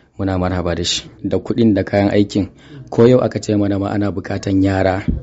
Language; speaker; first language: Hausa; non-native, local second language; Fula